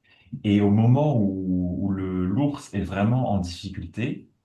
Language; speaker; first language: French; native; French